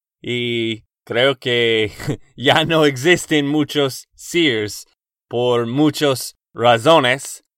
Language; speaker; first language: Spanish; non-native, learner; English